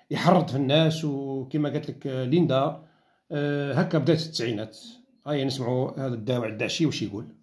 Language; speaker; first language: Arabic; native; Arabic